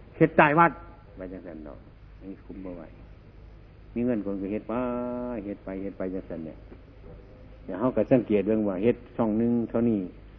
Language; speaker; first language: Thai; native; Thai